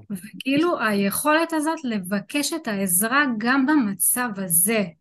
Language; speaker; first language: Hebrew; native; Hebrew